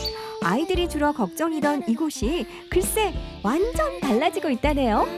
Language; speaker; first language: Korean; native; Korean